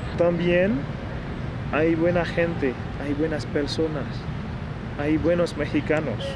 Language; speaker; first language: Spanish; non-native, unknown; Haitian Creole